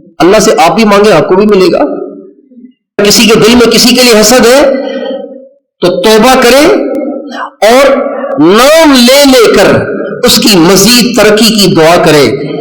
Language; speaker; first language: Urdu; non-native, local second language; Sindhi